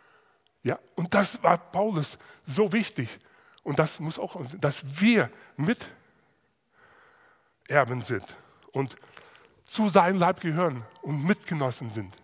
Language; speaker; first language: German; non-native, fluent; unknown